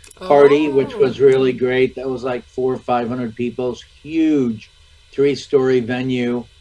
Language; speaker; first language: English; native; English